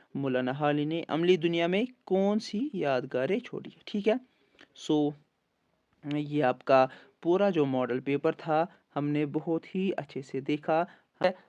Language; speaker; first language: Urdu; non-native, local second language; Kashmiri